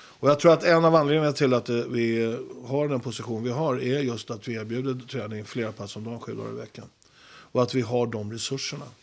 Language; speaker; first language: Swedish; native; Swedish